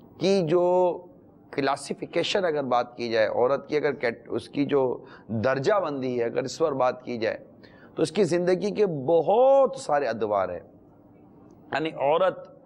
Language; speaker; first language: Urdu; native; Urdu